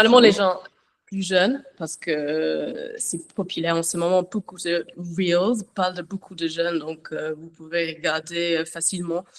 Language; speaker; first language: French; non-native, learner; English